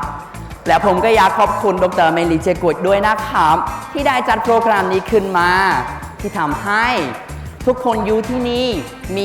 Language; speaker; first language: Thai; non-native, fluent; Khmer